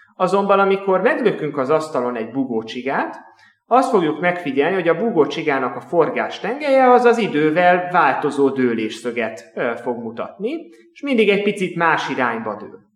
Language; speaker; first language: Hungarian; native; Hungarian